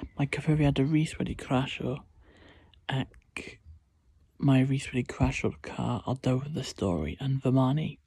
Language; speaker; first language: Welsh; non-native, local second language; English